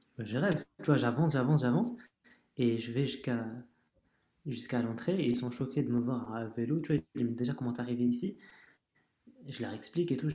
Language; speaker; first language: French; native; French